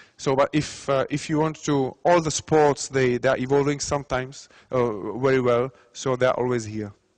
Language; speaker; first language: English; non-native, fluent; Czech